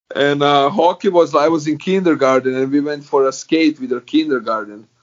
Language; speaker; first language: English; non-native, fluent; Croatian